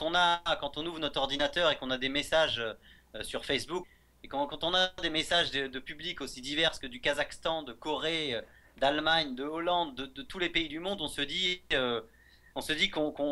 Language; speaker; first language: French; native; French